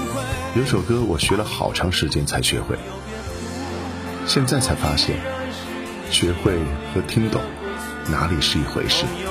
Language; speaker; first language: Chinese; native; Chinese